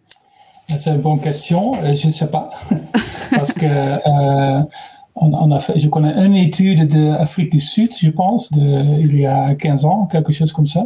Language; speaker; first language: French; non-native, learner; Dutch